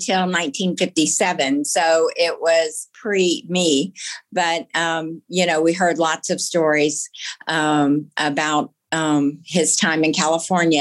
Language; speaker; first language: English; native; English